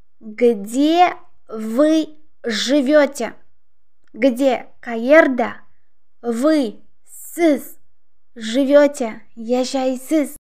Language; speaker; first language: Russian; non-native, local second language; Uzbek